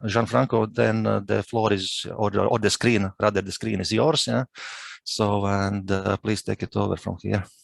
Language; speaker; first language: English; non-native, fluent; Latvian